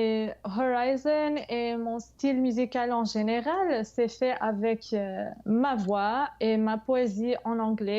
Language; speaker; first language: French; non-native, fluent; English